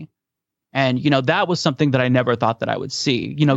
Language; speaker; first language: English; native; English